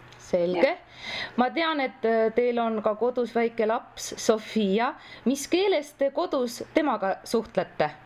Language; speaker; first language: Estonian; native; Estonian